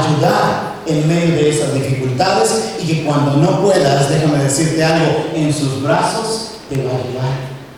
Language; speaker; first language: Spanish; native; Spanish